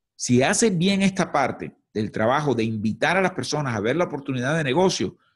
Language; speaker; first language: Spanish; native; Spanish